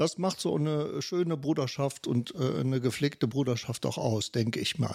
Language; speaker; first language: German; native; German